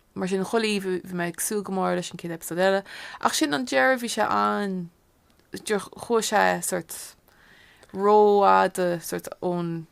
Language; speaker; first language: Irish; non-native, local second language; English